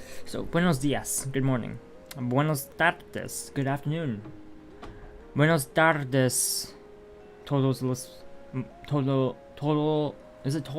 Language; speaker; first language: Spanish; non-native, learner; English